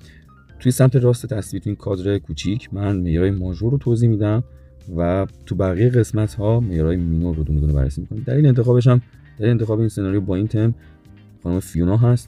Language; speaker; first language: Persian; native; Persian